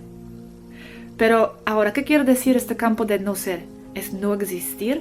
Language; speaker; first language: Spanish; non-native, fluent; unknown